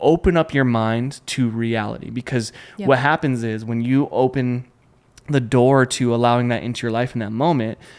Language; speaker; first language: English; native; English